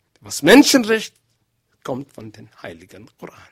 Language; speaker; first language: German; non-native, learner; Arabic